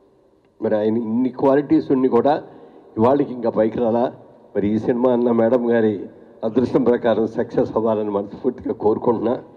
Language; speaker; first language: Telugu; native; Telugu